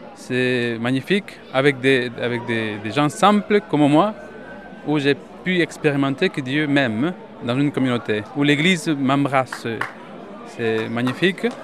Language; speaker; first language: French; non-native, fluent; Spanish